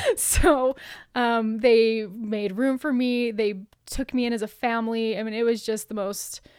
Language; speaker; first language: English; native; English